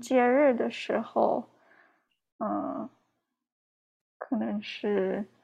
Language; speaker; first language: Chinese; non-native, learner; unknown